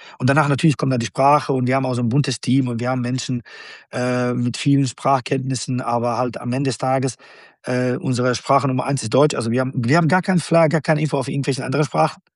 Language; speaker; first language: German; non-native, fluent; Bosnian